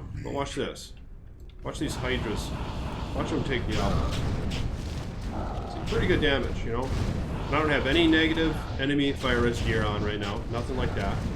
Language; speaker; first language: English; native; English